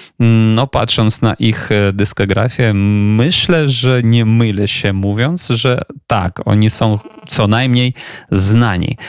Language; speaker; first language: Polish; non-native, fluent; Ukrainian